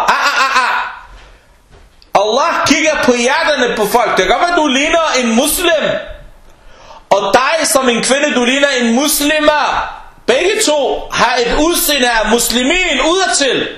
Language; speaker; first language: Danish; non-native, fluent; Arabic